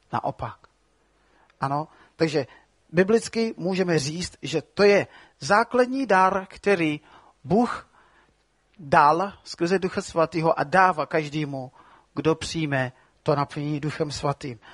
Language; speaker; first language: Czech; non-native, fluent; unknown